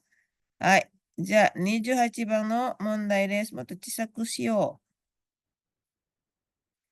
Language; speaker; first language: Japanese; non-native, fluent; Indonesian